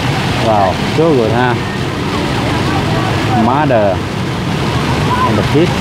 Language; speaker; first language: English; non-native, learner; Vietnamese